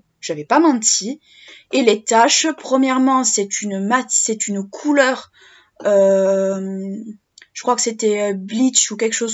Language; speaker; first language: French; native; French